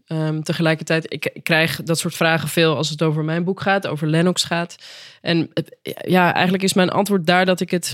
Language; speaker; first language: Dutch; native; Dutch